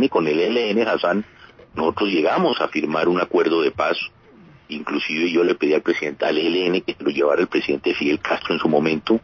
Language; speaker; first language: Spanish; native; Spanish